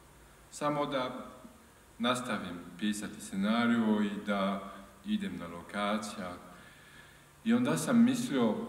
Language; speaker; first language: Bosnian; non-native, learner; French